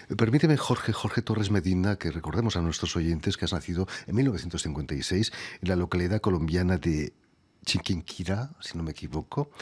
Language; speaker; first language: Spanish; native; Spanish